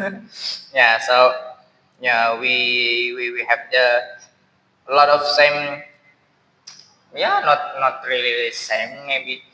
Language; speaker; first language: English; non-native, learner; Indonesian